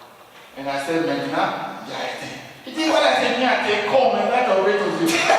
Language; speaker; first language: French; non-native, learner; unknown